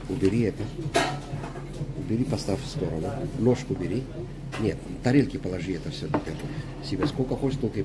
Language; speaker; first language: Russian; non-native, fluent; Urdu